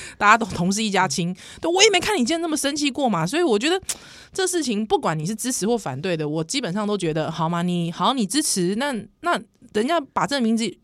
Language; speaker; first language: Chinese; native; Chinese